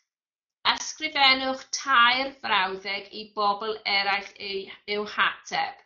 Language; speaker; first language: Welsh; non-native, fluent; English